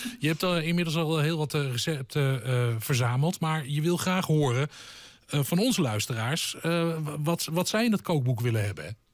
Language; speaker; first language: Dutch; native; Dutch